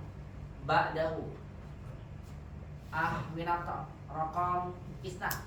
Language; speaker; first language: Arabic; non-native, fluent; Indonesian